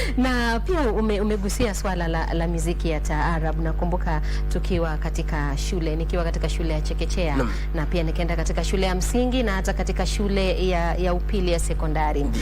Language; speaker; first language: Swahili; non-native, local second language; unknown